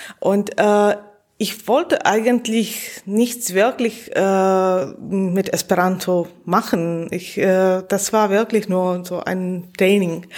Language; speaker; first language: German; non-native, learner; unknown